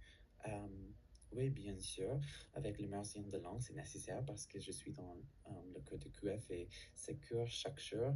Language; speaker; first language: French; non-native, learner; English